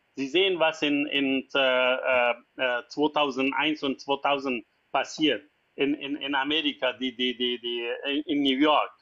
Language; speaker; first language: German; non-native, learner; Persian